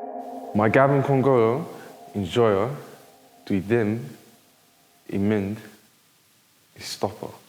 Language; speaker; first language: Welsh; non-native, learner; English